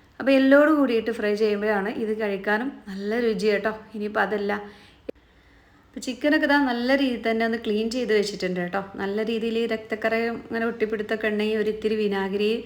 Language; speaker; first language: Malayalam; native; Malayalam